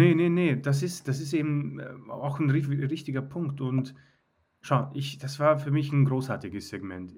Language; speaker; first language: German; native; German